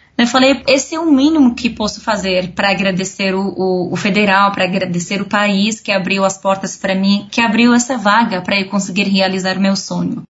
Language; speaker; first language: Portuguese; non-native, fluent; Arabic